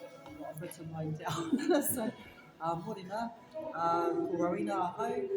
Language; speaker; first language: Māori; non-native, local second language; English